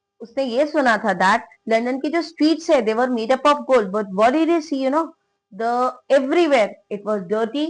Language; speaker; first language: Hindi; native; Hindi